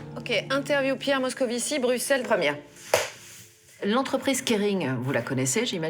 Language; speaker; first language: French; native; French